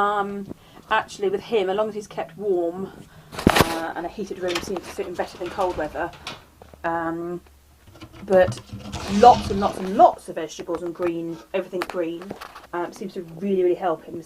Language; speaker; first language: English; native; English